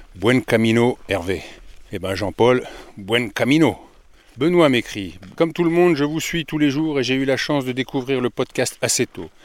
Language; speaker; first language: French; native; French